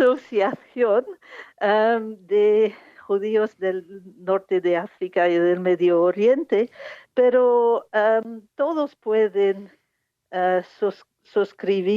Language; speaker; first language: Spanish; non-native, fluent; English